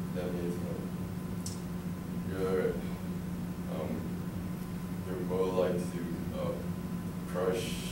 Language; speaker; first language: English; non-native, learner; Korean